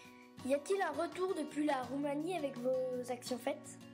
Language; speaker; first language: French; native; French